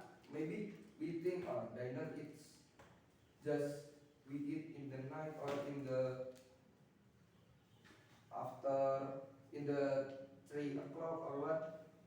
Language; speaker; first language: English; non-native, learner; Indonesian